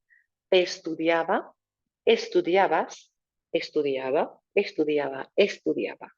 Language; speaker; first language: Spanish; non-native, fluent; English